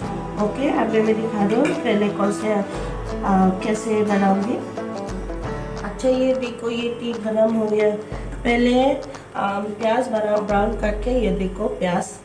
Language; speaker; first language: Hindi; non-native, learner; Filipino